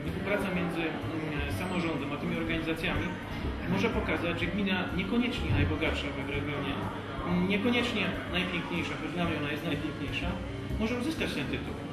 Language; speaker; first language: Polish; native; Polish